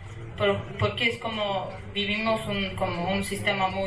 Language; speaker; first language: Spanish; non-native, learner; Kurdish